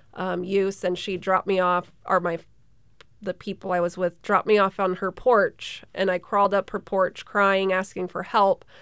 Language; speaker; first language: English; native; English